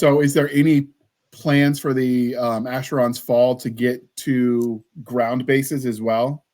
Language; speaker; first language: English; native; English